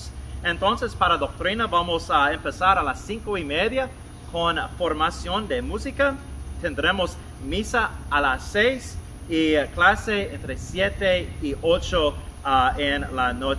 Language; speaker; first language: Spanish; non-native, fluent; English